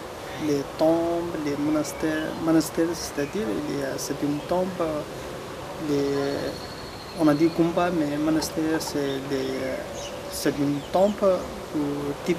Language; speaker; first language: French; non-native, learner; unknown